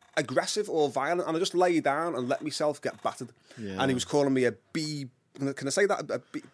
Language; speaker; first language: English; native; English